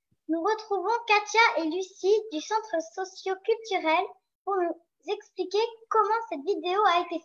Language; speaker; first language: French; native; French